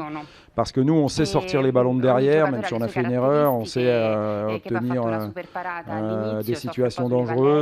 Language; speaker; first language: French; native; French